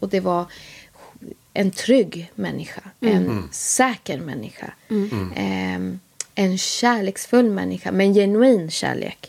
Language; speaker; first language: Swedish; native; Swedish